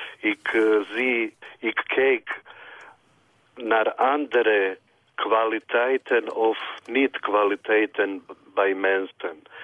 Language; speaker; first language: Dutch; non-native, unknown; Bosnian